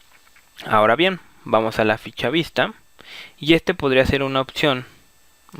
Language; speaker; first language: Spanish; native; Spanish